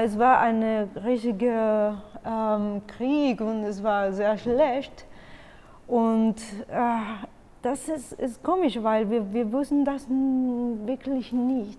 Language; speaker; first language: German; non-native, learner; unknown